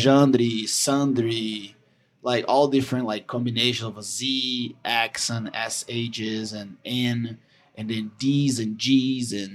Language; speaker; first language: English; non-native, fluent; Portuguese